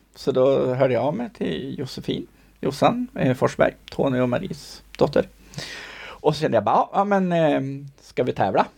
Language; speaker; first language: Swedish; native; Swedish